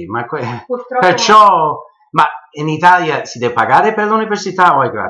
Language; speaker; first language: Italian; early bilingual, heritage; English